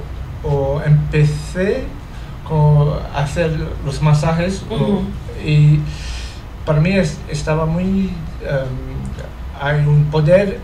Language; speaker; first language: Spanish; non-native, learner; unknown